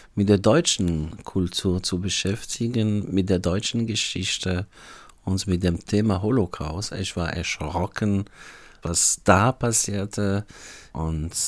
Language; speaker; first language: German; non-native, fluent; Arabic